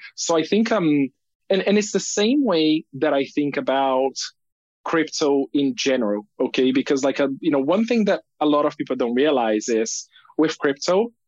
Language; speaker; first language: English; non-native, fluent; Portuguese